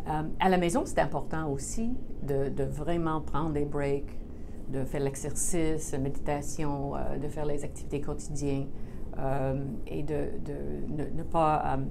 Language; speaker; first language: French; non-native, local second language; English